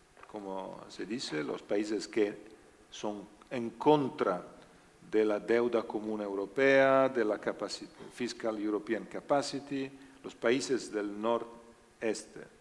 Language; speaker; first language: Spanish; non-native, learner; Italian